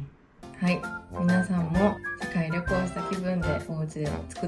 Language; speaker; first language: Japanese; native; Japanese